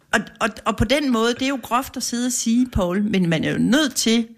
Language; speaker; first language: Danish; native; Danish